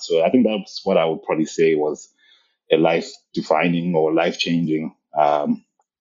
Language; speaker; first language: English; non-native, local second language; Shona